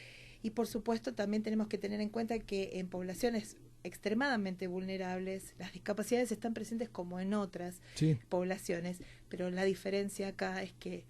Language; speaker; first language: Spanish; native; Spanish